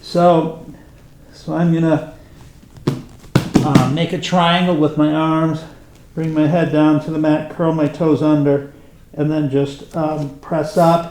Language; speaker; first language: English; native; English